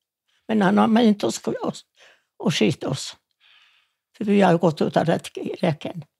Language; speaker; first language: Norwegian; non-native, fluent; Yiddish